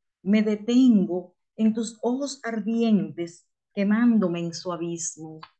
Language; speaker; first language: Spanish; native; Spanish